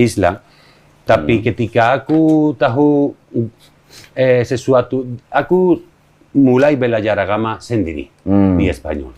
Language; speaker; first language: Indonesian; non-native, learner; Spanish